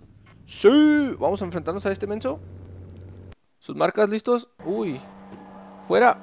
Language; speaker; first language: Spanish; native; Spanish